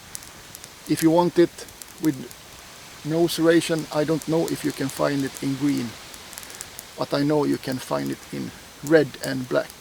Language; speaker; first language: English; non-native, fluent; Swedish